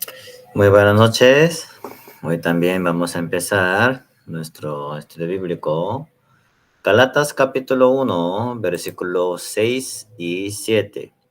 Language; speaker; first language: Spanish; non-native, learner; Korean